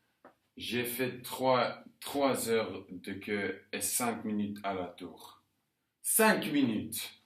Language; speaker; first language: French; non-native, learner; Norwegian